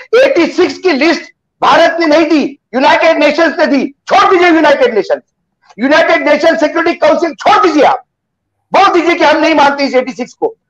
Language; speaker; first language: Hindi; non-native, local second language; Marathi